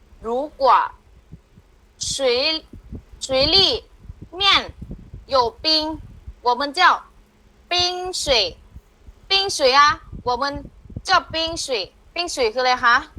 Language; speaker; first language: Chinese; non-native, learner; Thai